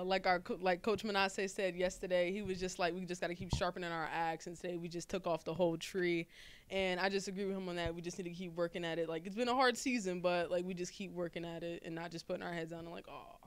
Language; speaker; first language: English; native; English